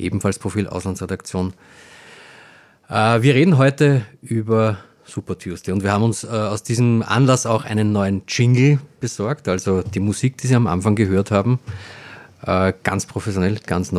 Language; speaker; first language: German; native; German